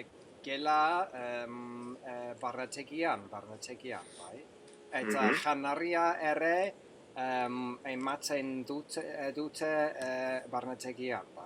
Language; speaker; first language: Basque; non-native, learner; English